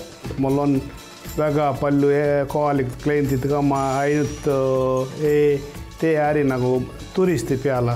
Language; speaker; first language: Estonian; non-native, learner; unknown